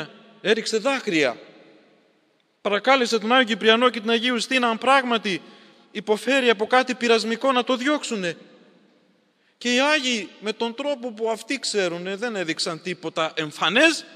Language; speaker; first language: Greek; native; Greek